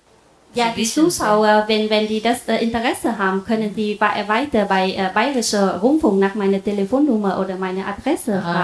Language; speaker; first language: German; non-native, fluent; Vietnamese